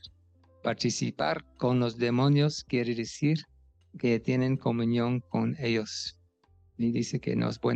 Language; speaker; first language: Spanish; non-native, fluent; English